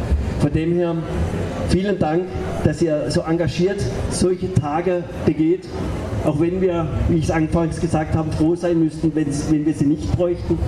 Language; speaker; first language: German; native; German